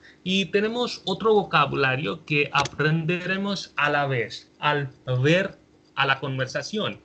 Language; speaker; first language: Spanish; non-native, fluent; Hindi